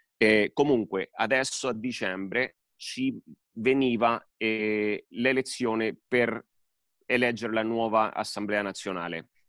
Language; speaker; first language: Italian; early bilingual, heritage; Spanish